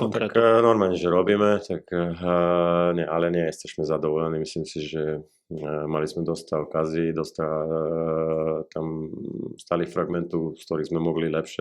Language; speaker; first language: Polish; non-native, learner; Slovak